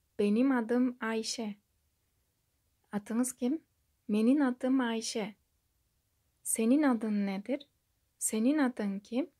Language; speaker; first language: Turkish; non-native, fluent; Kyrgyz